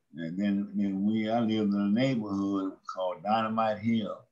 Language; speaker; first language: English; native; English